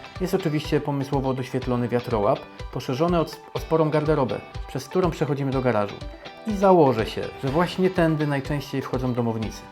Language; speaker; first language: Polish; native; Polish